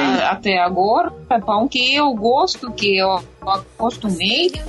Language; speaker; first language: Portuguese; non-native, learner; Russian